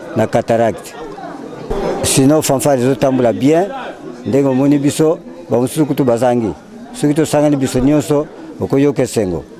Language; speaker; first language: Lingala; non-native, local second language; Kongo